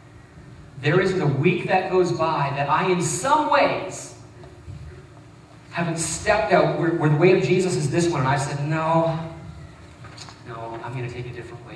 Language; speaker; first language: English; native; English